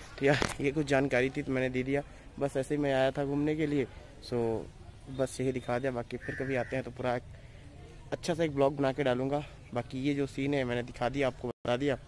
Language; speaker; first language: Hindi; native; Hindi